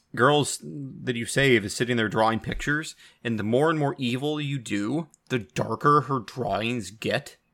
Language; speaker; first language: English; native; English